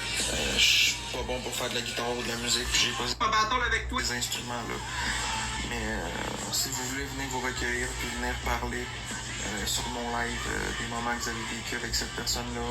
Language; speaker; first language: French; native; French